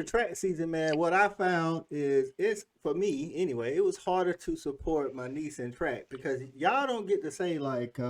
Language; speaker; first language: English; native; English